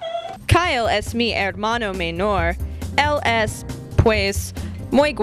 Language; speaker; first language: Spanish; non-native, learner; English